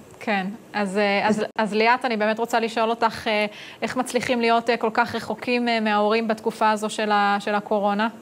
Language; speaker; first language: Hebrew; native; Hebrew